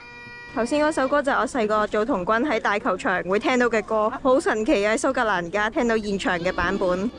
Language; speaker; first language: Cantonese; native; Cantonese